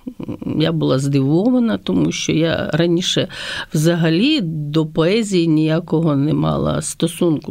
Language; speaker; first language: Ukrainian; native; Ukrainian